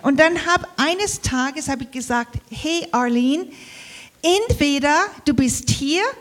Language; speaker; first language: German; early bilingual, heritage; English